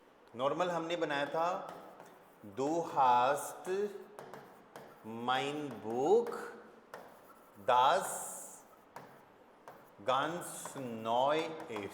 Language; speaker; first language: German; non-native, fluent; Hindi